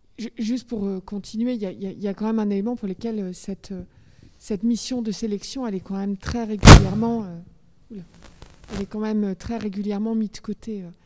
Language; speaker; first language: French; native; French